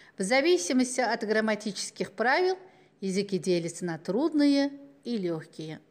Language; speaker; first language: Russian; non-native, local second language; Uzbek